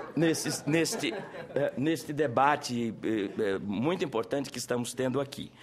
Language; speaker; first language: Portuguese; native; Portuguese